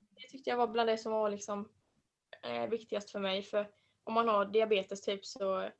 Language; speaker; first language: Swedish; native; Swedish